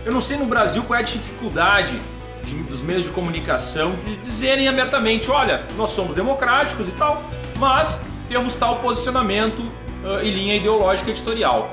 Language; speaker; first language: Portuguese; native; Portuguese